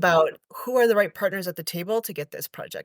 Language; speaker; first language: English; native; English